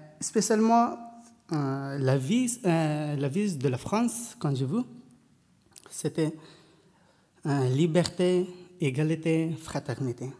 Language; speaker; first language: French; non-native, learner; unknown